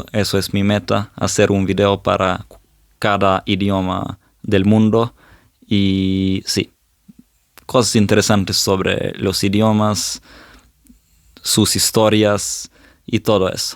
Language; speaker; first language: Spanish; non-native, fluent; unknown